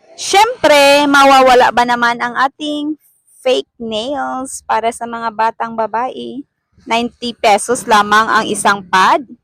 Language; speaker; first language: Filipino; non-native, local second language; Cebuano